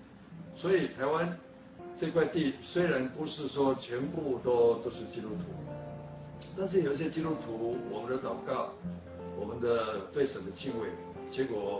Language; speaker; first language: Chinese; native; Chinese